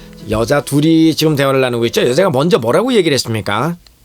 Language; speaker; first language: Korean; native; Korean